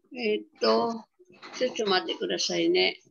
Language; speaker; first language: Japanese; non-native, fluent; Filipino